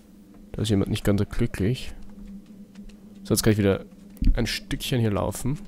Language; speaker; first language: German; native; German